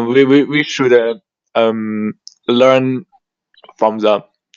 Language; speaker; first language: English; non-native, learner; Chinese